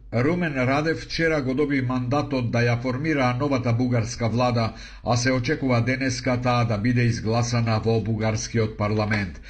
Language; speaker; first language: Macedonian; native; Macedonian